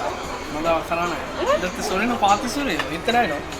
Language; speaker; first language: Japanese; non-native, learner; Sinhala